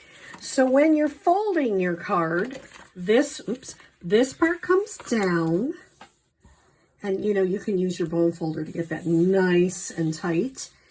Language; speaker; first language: English; native; English